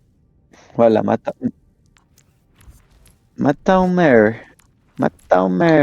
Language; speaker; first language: Hebrew; native; Hebrew